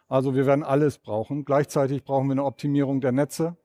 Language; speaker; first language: German; native; German